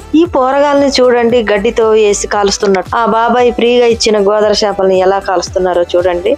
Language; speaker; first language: Telugu; non-native, local second language; Koya